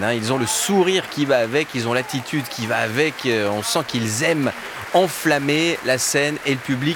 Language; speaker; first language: French; native; French